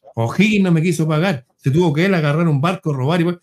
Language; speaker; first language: Spanish; native; Spanish